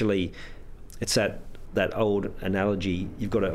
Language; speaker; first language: English; native; English